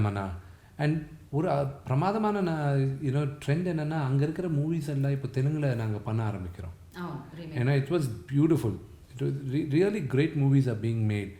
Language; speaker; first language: Tamil; non-native, local second language; Telugu